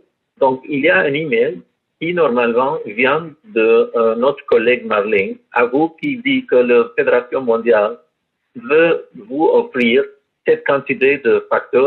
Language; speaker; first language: French; non-native, learner; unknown